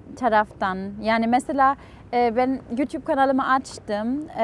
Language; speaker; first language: Turkish; non-native, fluent; German